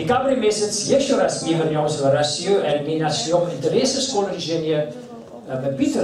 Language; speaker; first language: Russian; non-native, learner; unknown